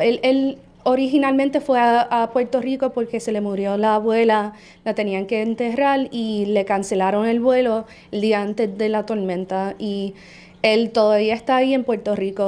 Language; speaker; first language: Spanish; early bilingual, heritage; Spanish